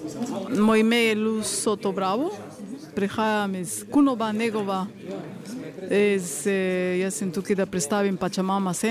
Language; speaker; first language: Slovenian; non-native, fluent; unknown